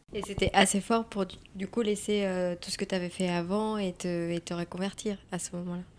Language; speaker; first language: French; non-native, fluent; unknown